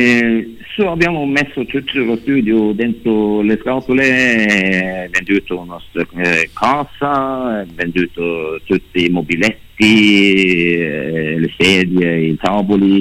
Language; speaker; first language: Italian; non-native, learner; Norwegian